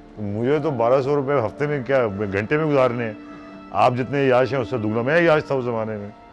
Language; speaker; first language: Urdu; non-native, local second language; Punjabi